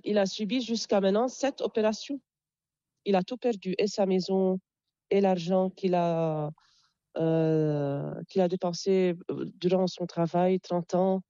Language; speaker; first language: French; non-native, local second language; Arabic